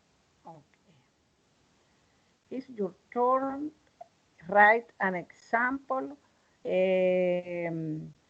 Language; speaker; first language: English; non-native, learner; Spanish